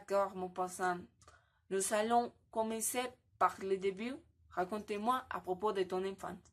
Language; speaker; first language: French; non-native, learner; Spanish